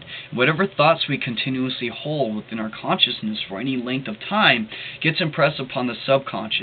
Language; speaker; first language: English; native; English